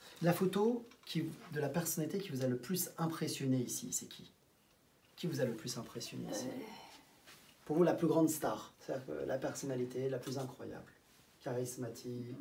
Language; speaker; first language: French; native; French